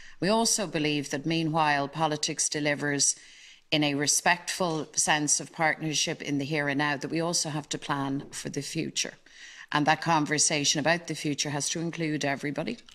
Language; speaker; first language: English; native; English